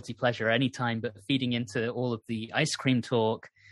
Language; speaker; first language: English; native; English